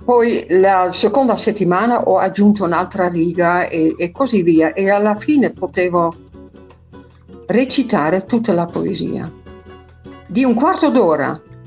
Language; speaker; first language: Italian; non-native, fluent; Dutch